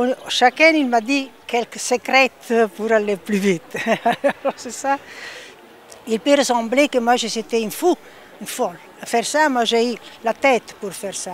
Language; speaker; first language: French; non-native, fluent; Italian